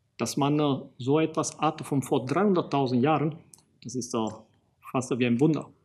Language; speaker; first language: German; non-native, fluent; Italian